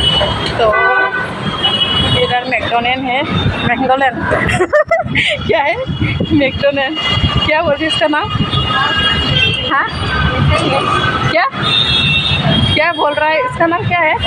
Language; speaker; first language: Hindi; non-native, local second language; Assamese